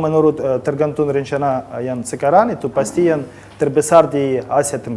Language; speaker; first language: Indonesian; non-native, learner; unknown